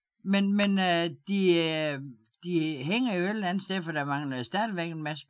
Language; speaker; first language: Danish; native; Danish